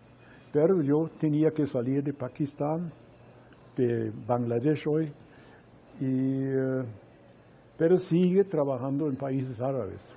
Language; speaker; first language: Spanish; non-native, fluent; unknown